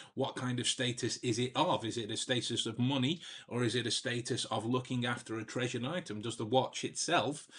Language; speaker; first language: English; native; English